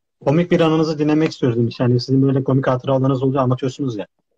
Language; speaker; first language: Turkish; native; Turkish